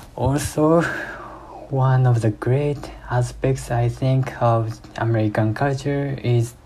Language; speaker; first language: English; non-native, fluent; Japanese